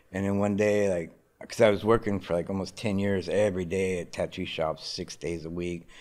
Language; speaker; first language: English; native; English